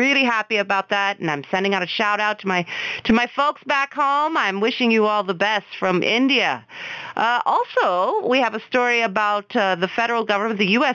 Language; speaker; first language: English; native; English